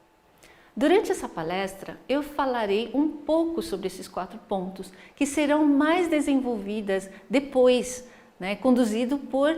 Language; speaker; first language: Portuguese; native; Portuguese